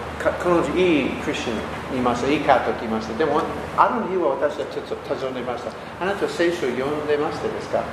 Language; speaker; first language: Japanese; non-native, learner; English